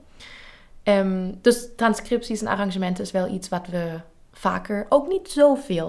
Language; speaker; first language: Dutch; native; Dutch